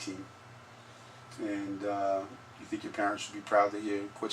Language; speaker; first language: English; native; English